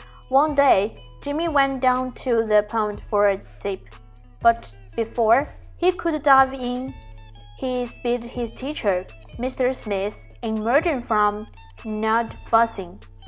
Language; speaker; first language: English; non-native, fluent; Chinese